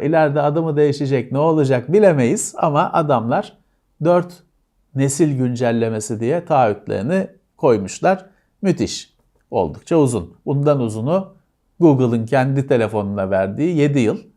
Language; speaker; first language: Turkish; native; Turkish